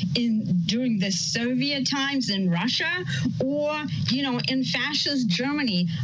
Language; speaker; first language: English; non-native, fluent; Russian